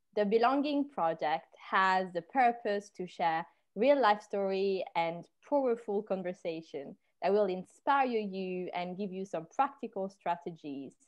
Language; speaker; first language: English; non-native, fluent; French